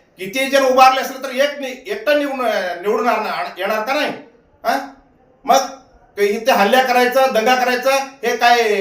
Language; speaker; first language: Marathi; non-native, local second language; Kannada